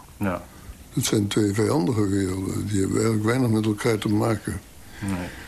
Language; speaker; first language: Dutch; native; Dutch